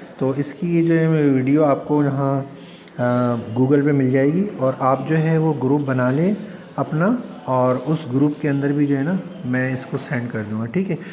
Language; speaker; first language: Urdu; native; Urdu